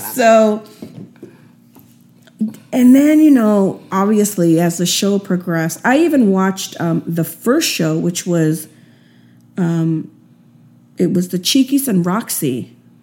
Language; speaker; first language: English; early bilingual, other home language; Spanish